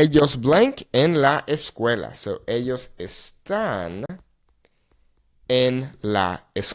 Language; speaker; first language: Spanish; non-native, fluent; English